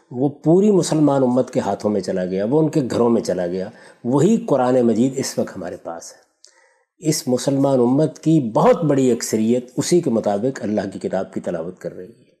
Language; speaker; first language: Urdu; non-native, local second language; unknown